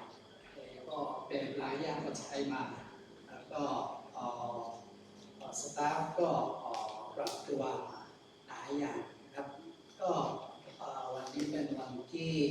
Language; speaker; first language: Thai; non-native, local second language; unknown